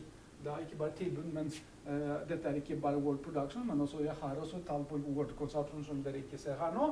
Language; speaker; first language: Norwegian; non-native, fluent; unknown